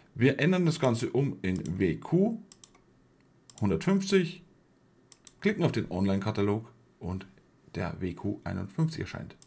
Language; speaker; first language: German; native; German